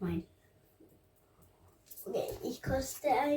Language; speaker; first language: German; early bilingual, other home language; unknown